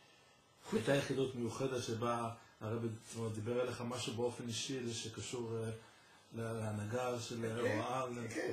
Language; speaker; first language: Hebrew; native; Hebrew